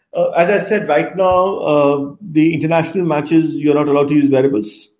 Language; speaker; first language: English; non-native, local second language; Bangla